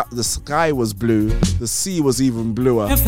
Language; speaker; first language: English; non-native, local second language; Yoruba